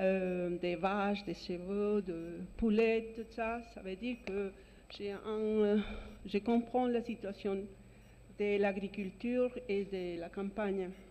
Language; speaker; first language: French; non-native, fluent; Spanish